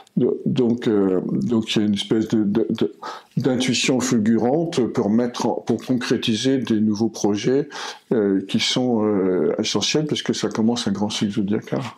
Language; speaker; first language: French; native; French